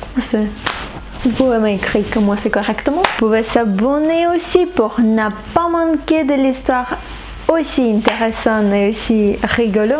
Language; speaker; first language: French; non-native, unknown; Ukrainian